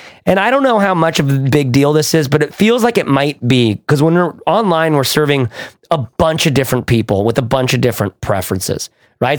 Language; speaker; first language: English; native; English